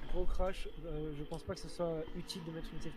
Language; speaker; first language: French; native; French